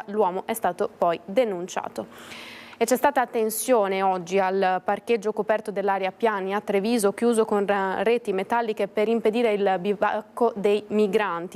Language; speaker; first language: Italian; native; Italian